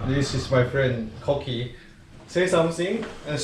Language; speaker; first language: English; non-native, fluent; Chinese